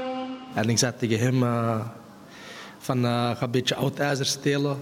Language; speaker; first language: Dutch; early bilingual, other home language; Bosnian